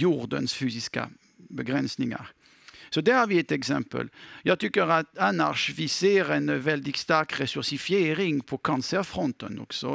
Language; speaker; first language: Swedish; non-native, fluent; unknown